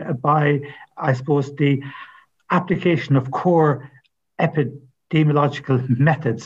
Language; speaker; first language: English; native; English